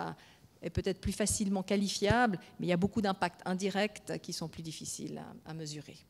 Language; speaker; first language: French; native; French